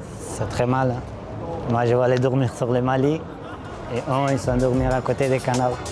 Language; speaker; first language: French; non-native, learner; Persian